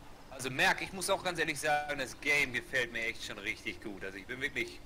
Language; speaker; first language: German; native; German